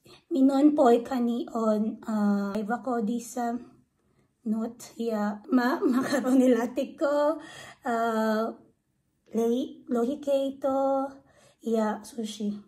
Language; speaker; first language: Finnish; non-native, learner; Filipino